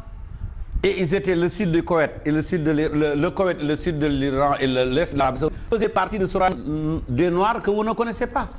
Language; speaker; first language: French; non-native, local second language; Wolof